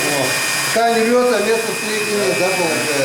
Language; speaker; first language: Russian; native; Russian